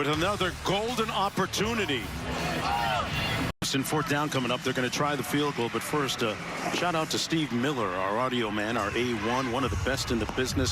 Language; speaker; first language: English; native; English